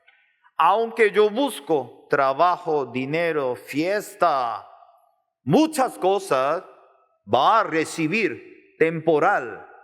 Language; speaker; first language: Spanish; non-native, learner; Korean